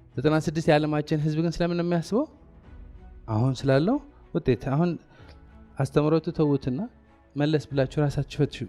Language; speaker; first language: Amharic; non-native, local second language; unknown